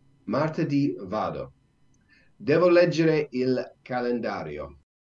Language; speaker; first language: Italian; non-native, learner; English